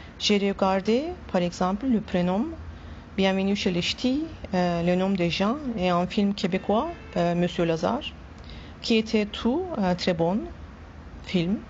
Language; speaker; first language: French; non-native, learner; Turkish